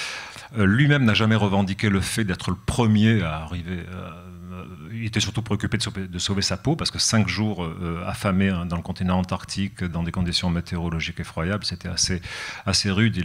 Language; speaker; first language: French; native; French